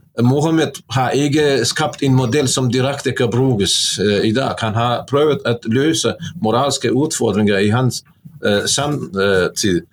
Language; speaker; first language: Norwegian; non-native, fluent; Bosnian